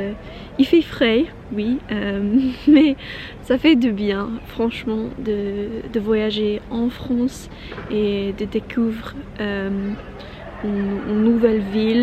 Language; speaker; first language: French; non-native, learner; English